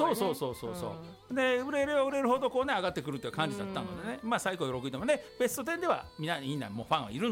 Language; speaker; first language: Japanese; native; Japanese